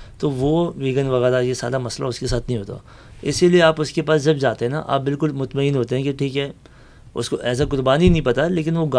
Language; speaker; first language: Urdu; native; Urdu